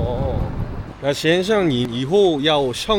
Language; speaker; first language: Chinese; non-native, learner; Korean